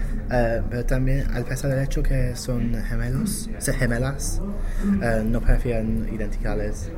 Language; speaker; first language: Spanish; non-native, learner; English